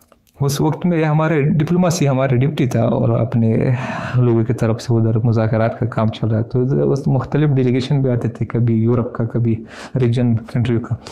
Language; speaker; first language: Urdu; non-native, fluent; Pashto